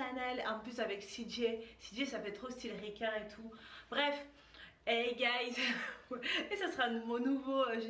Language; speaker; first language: French; native; French